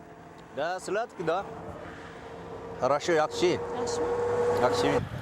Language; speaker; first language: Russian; non-native, learner; Korean